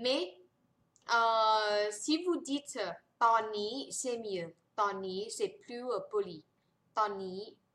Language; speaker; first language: French; non-native, fluent; Thai